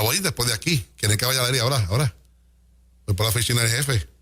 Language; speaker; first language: Spanish; native; Spanish